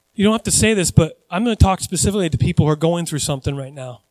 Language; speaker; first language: English; native; English